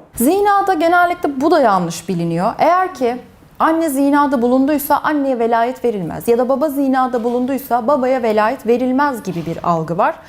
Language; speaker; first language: Turkish; early bilingual, heritage; Turkish